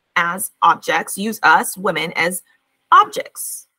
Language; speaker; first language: English; native; English